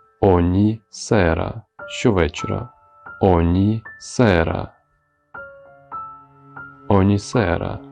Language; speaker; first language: Italian; non-native, fluent; Ukrainian